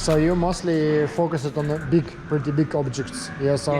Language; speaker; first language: English; non-native, learner; Russian